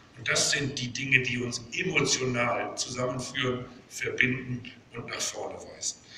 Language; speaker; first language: German; native; German